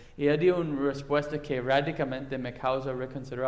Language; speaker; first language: Spanish; non-native, fluent; English